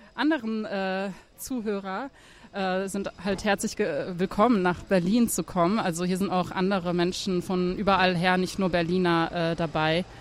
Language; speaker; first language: German; early bilingual, other home language; Croatian